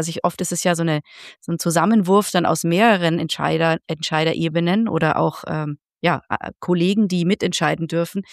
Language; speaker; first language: German; native; German